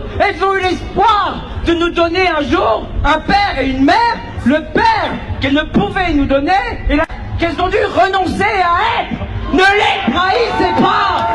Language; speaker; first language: French; native; French